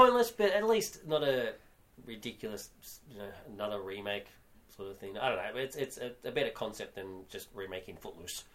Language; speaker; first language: English; native; English